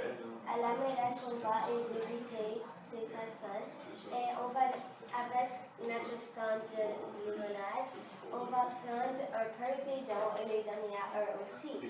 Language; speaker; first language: French; early bilingual, other home language; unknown